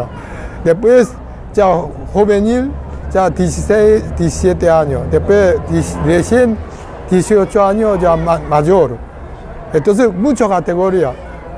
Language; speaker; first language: Spanish; non-native, learner; Korean